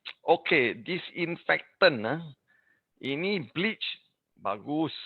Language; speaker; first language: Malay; non-native, learner; English